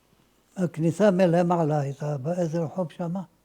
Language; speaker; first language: Hebrew; non-native, fluent; Ladino